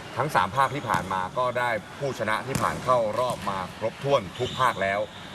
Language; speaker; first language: Thai; native; Thai